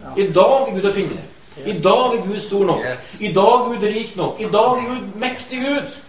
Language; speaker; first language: Norwegian; native; Norwegian